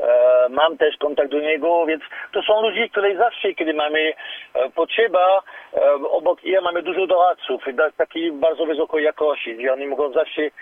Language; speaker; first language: Polish; non-native, learner; French